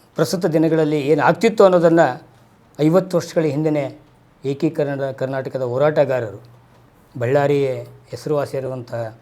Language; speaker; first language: Kannada; native; Kannada